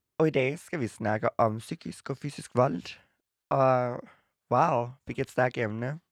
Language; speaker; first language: Danish; early bilingual, other home language; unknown